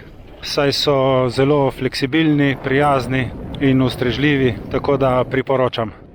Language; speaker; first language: Slovenian; native; Slovenian